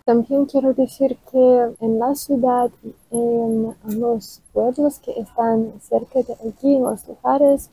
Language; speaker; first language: Spanish; non-native, learner; Russian